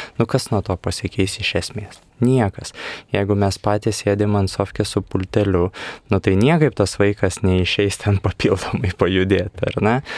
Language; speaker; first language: Lithuanian; native; Lithuanian